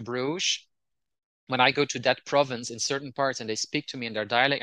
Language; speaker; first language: English; non-native, fluent; Dutch